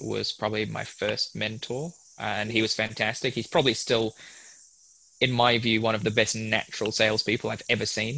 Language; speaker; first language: English; native; English